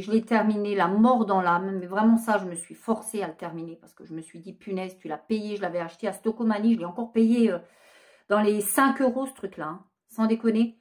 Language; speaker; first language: French; native; French